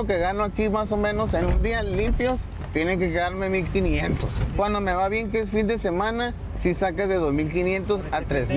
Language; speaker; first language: Spanish; native; Spanish